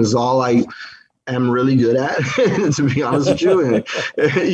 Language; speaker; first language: English; native; English